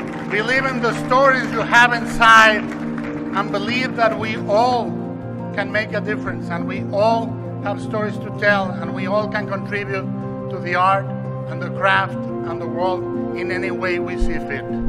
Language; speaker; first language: English; non-native, fluent; Spanish